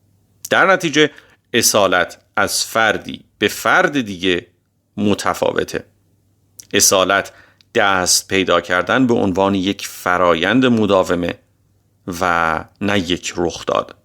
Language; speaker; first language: Persian; native; Persian